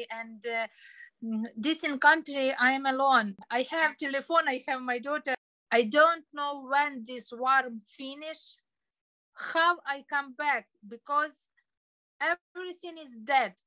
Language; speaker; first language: English; non-native, learner; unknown